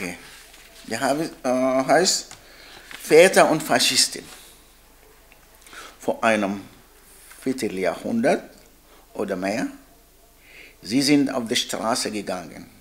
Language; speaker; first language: German; non-native, learner; Arabic